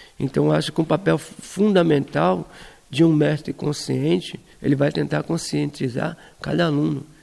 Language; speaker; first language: Portuguese; native; Portuguese